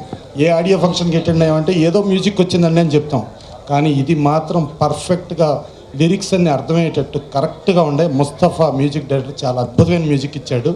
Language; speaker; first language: Telugu; native; Telugu